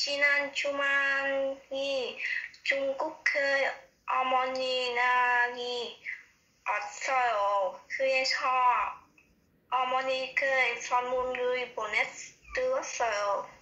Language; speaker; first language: Korean; non-native, learner; Vietnamese